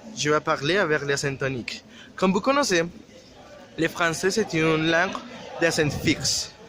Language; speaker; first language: French; non-native, learner; Spanish